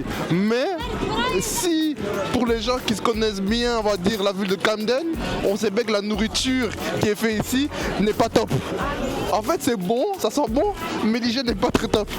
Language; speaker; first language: French; native; French